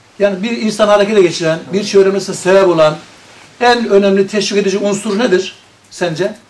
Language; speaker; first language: Turkish; native; Turkish